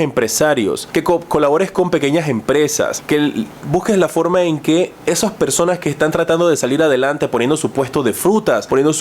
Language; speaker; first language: Spanish; native; Spanish